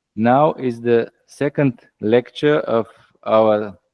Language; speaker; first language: English; non-native, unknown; Bulgarian